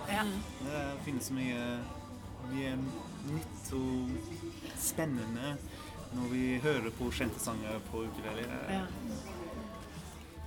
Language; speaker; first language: Norwegian; non-native, fluent; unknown